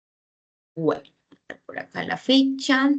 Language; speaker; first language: Spanish; native; Spanish